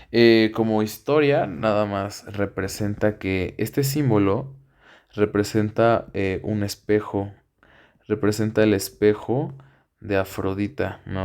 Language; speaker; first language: Spanish; native; Spanish